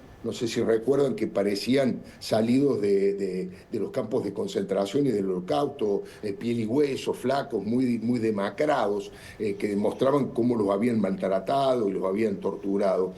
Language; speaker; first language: Spanish; native; Spanish